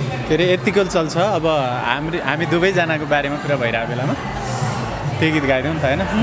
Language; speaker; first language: Nepali; native; Nepali